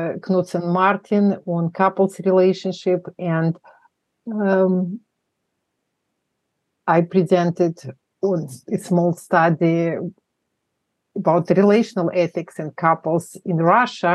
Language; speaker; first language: English; non-native, fluent; Russian